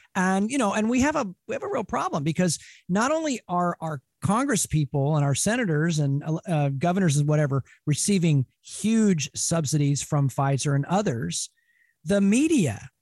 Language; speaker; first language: English; native; English